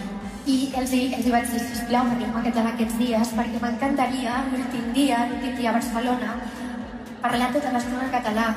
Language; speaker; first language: Catalan; non-native, local second language; Spanish